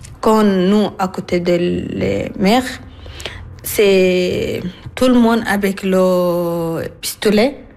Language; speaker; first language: French; non-native, learner; Arabic